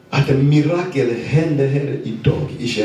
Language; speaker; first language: Swedish; non-native, fluent; Lingala